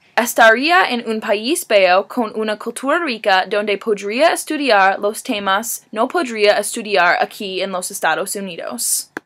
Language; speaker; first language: Spanish; non-native, learner; English